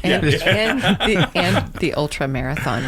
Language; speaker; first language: English; native; English